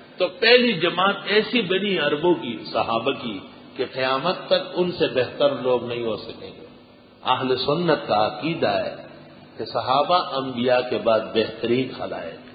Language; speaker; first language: Urdu; non-native, local second language; Pashto